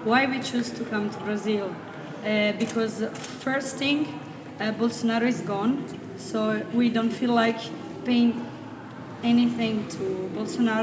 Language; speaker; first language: English; non-native, fluent; Italian